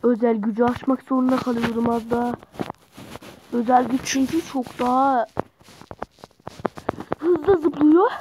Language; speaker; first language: Turkish; native; Turkish